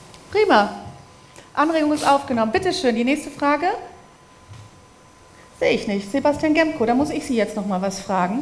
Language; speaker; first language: German; native; German